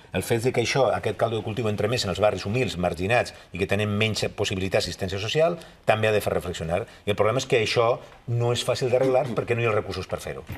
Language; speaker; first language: Catalan; native; Catalan